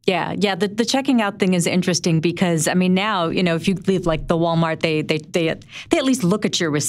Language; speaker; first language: English; native; English